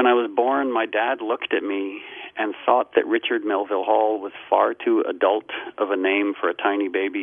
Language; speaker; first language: English; native; English